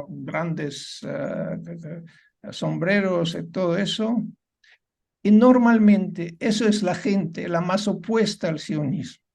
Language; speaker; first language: Spanish; non-native, fluent; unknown